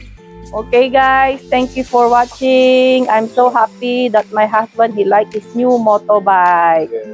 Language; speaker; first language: English; non-native, local second language; Filipino